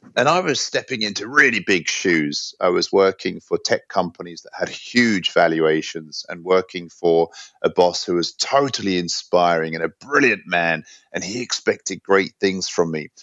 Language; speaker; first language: English; native; English